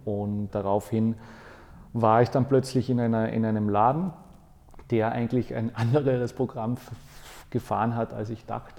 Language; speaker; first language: German; native; German